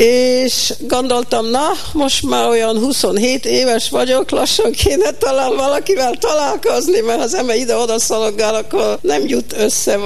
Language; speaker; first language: Hungarian; early bilingual, heritage; Hungarian